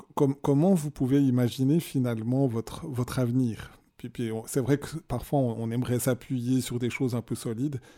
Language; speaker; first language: French; native; French